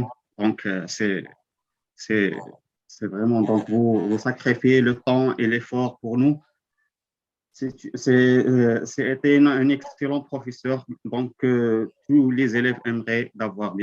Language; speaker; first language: French; non-native, local second language; Arabic